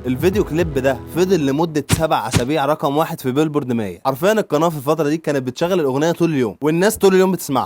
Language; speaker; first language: Arabic; native; Arabic